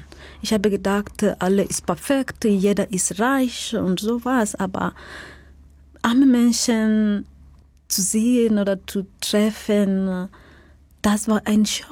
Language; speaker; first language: German; non-native, fluent; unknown